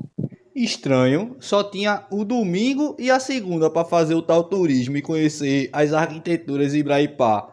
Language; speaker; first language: Portuguese; native; Portuguese